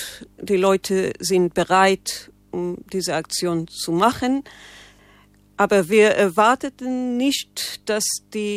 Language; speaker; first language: German; non-native, fluent; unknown